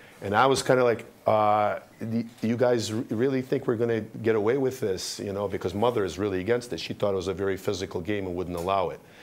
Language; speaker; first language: English; early bilingual, other home language; Russian